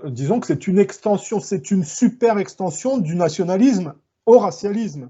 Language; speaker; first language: French; native; French